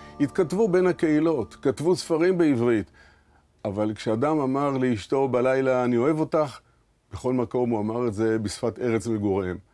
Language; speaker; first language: Hebrew; native; Hebrew